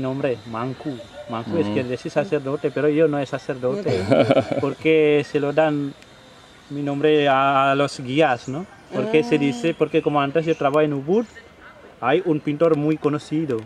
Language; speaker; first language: Spanish; non-native, learner; Balinese